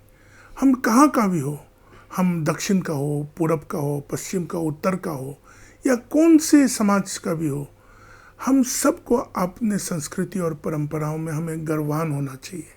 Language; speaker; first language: Hindi; non-native, local second language; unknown